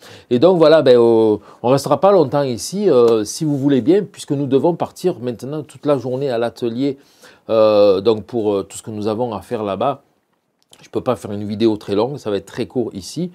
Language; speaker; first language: French; native; French